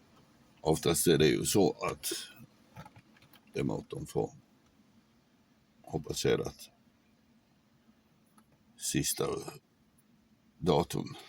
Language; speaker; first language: Swedish; non-native, fluent; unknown